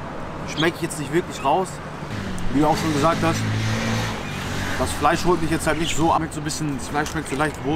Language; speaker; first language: German; native; German